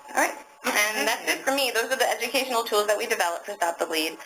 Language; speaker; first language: English; native; English